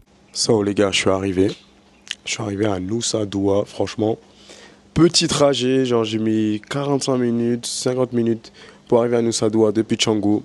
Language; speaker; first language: French; native; French